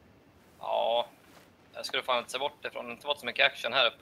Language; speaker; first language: Swedish; native; Swedish